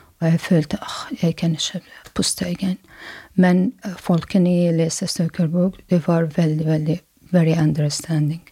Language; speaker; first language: Norwegian; non-native, learner; Arabic